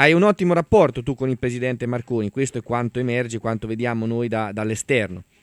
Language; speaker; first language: Italian; native; Italian